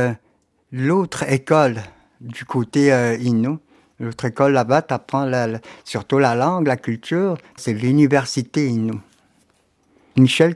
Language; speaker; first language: French; native; French